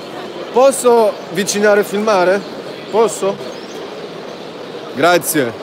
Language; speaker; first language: Italian; non-native, learner; Arabic